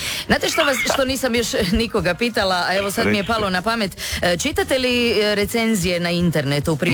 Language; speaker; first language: Serbian; native; Serbian